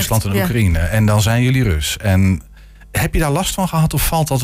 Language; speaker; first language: Dutch; native; Dutch